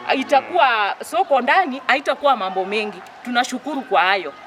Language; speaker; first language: Swahili; non-native, local second language; Gusii